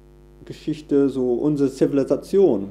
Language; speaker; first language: German; non-native, fluent; English